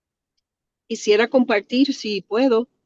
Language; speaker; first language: Spanish; early bilingual, other home language; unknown